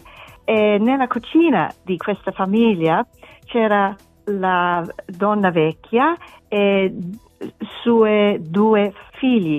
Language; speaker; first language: Italian; non-native, learner; German